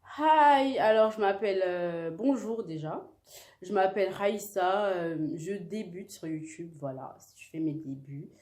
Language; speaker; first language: French; early bilingual, other home language; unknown